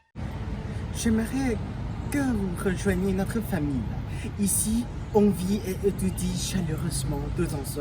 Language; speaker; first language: French; non-native, fluent; Thai